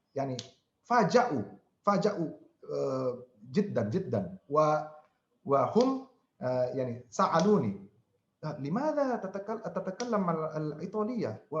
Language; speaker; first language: Arabic; non-native, fluent; Indonesian